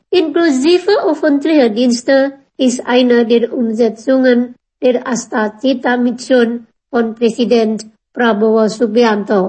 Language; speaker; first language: German; non-native, fluent; Indonesian